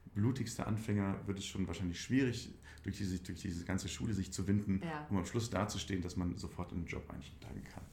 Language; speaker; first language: German; native; German